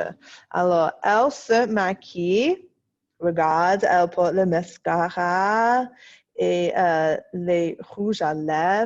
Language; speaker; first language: French; non-native, fluent; English